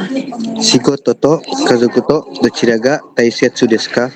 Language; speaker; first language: Japanese; non-native, learner; Indonesian